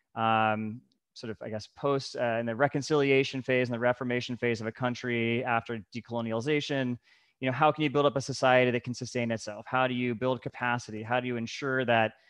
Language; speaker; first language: English; native; English